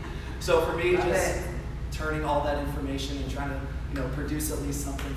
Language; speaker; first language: English; native; English